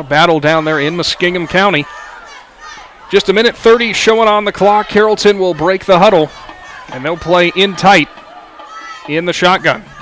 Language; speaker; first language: English; native; English